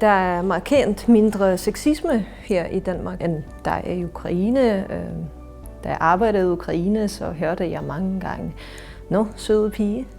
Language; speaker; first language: Danish; non-native, fluent; Ukrainian